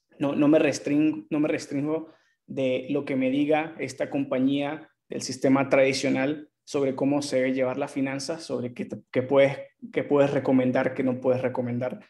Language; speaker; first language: Spanish; native; Spanish